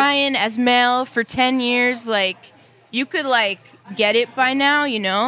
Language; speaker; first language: English; native; English